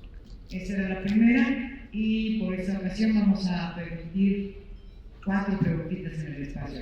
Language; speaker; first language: Spanish; native; Spanish